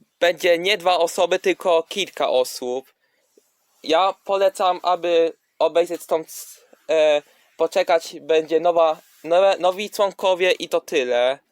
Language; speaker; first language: Polish; non-native, learner; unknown